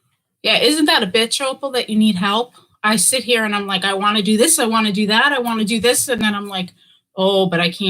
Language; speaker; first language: English; native; English